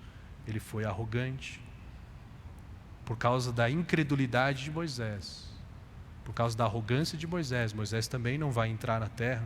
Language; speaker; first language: Portuguese; native; Portuguese